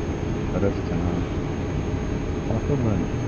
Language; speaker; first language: Arabic; native; Arabic